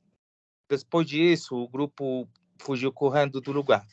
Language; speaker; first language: Portuguese; non-native, learner; Spanish